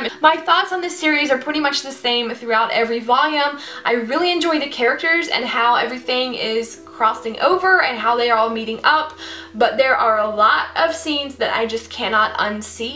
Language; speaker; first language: English; native; English